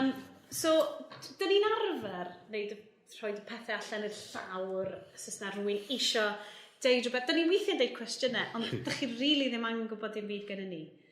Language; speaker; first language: Welsh; native; Welsh